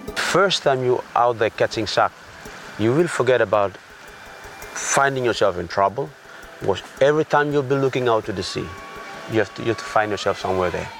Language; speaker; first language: English; non-native, fluent; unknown